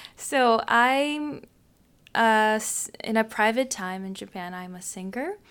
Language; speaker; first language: English; non-native, fluent; Japanese